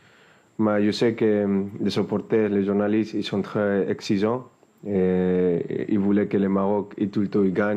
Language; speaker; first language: French; non-native, fluent; Spanish